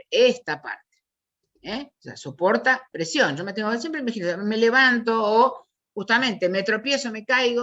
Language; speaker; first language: Spanish; native; Spanish